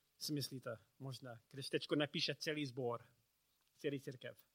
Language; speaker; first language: Czech; non-native, learner; English